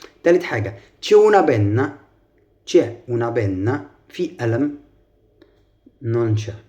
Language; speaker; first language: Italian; non-native, fluent; Arabic